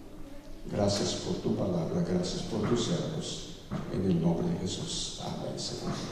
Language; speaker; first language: Spanish; native; Spanish